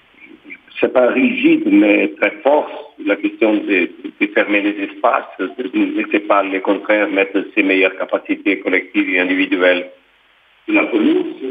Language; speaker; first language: French; non-native, fluent; Portuguese